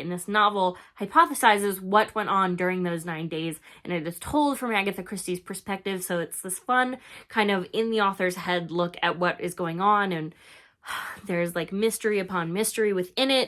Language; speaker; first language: English; native; English